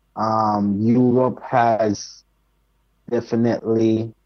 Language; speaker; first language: English; non-native, local second language; Jamaican Creole English